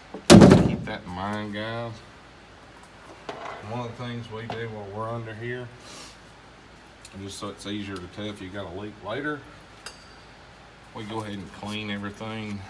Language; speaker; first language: English; native; English